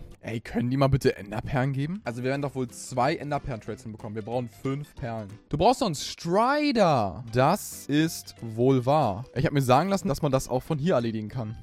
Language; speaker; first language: German; native; German